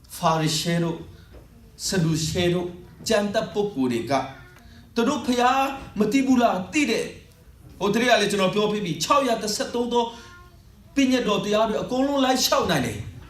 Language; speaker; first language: Burmese; non-native, local second language; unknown